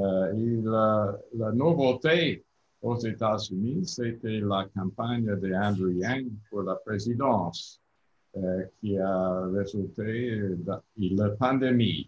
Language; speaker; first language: French; non-native, learner; English